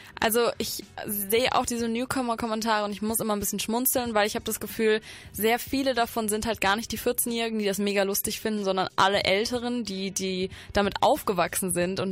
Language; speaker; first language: German; native; German